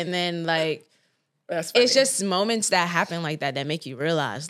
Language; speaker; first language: English; native; English